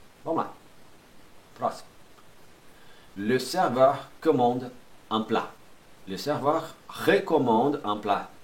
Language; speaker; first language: French; non-native, fluent; Portuguese